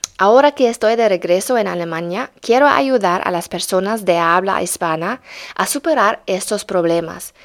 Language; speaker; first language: Spanish; non-native, fluent; German